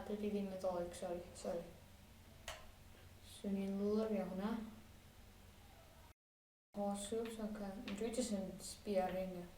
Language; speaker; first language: Welsh; native; Welsh